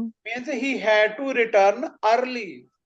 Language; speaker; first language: English; non-native, local second language; Punjabi